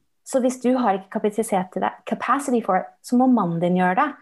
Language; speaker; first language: Norwegian; early bilingual, heritage; Norwegian